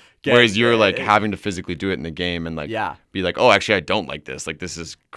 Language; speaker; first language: English; native; English